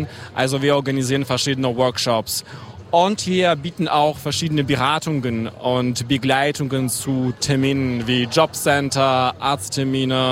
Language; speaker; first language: German; non-native, fluent; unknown